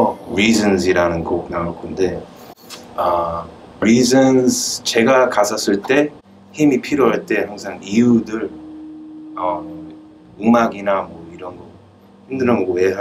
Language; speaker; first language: Korean; early bilingual, heritage; Korean